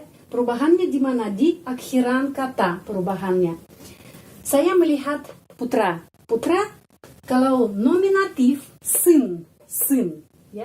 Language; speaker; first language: Indonesian; non-native, fluent; Russian